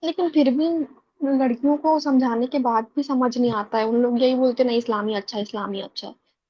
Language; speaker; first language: Hindi; native; Hindi